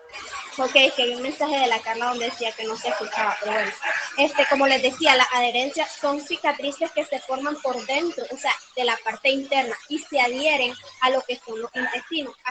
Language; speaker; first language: Spanish; native; Spanish